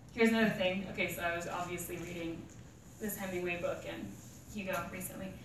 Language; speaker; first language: English; native; English